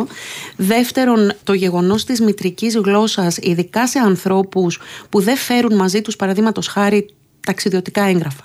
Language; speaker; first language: Greek; native; Greek